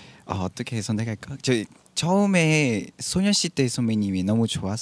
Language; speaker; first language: Korean; non-native, learner; Vietnamese